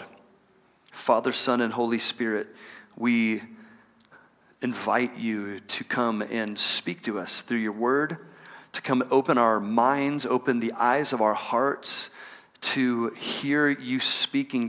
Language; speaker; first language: English; native; English